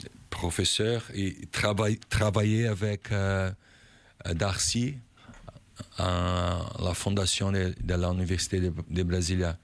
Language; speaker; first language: French; non-native, learner; Portuguese